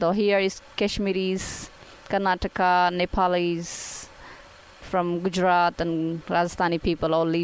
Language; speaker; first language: English; non-native, local second language; Kannada